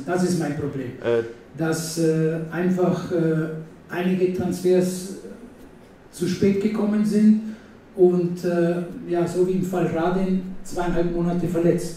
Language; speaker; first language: German; non-native, fluent; Italian